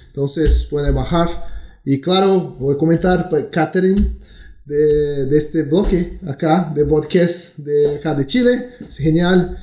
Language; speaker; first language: Spanish; non-native, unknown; Portuguese